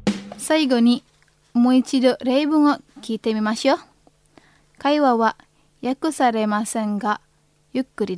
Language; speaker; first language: Japanese; non-native, fluent; Indonesian